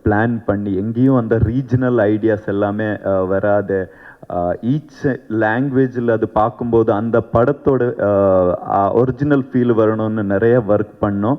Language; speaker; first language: Tamil; non-native, learner; Kannada